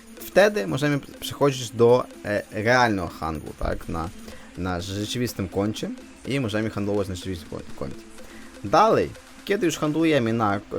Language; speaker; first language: Polish; non-native, fluent; Ukrainian